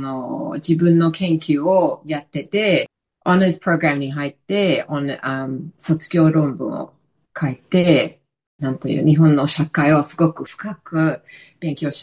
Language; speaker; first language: Japanese; non-native, fluent; English